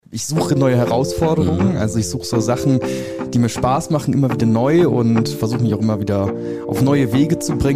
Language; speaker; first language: German; native; German